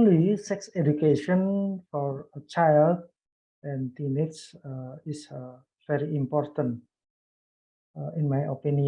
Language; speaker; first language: English; non-native, learner; Indonesian